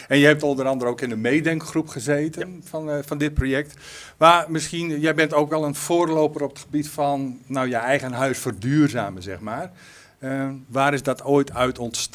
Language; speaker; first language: Dutch; native; Dutch